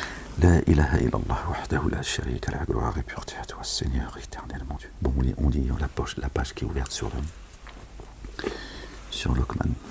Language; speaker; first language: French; native; French